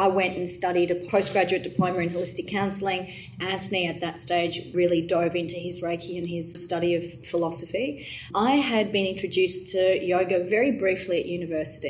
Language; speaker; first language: English; native; English